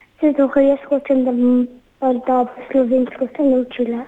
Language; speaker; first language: Slovenian; early bilingual, heritage; English